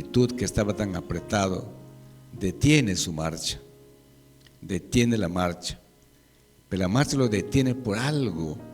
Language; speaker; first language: Spanish; native; Spanish